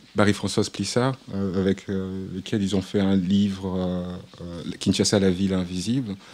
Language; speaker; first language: French; non-native, local second language; Swahili